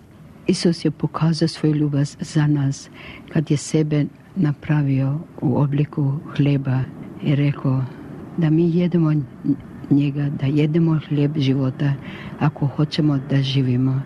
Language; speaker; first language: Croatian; non-native, local second language; Albanian